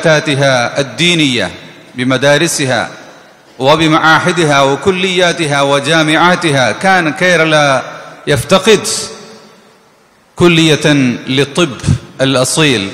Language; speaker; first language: Arabic; non-native, fluent; Malayalam